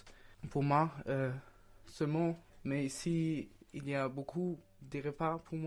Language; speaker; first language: French; non-native, learner; German